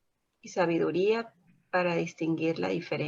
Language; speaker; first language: Spanish; native; Spanish